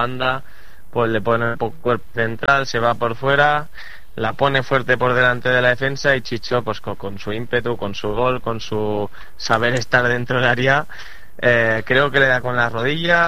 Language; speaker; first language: Spanish; native; Spanish